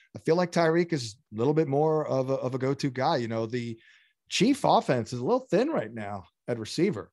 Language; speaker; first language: English; native; English